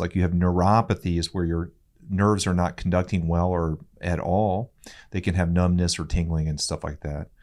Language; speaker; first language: English; native; English